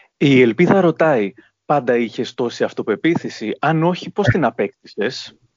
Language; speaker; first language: Greek; native; Greek